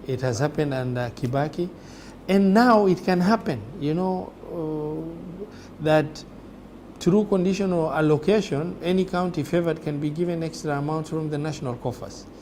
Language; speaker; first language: English; non-native, local second language; Somali